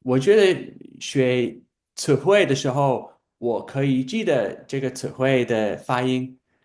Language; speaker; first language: Chinese; non-native, fluent; English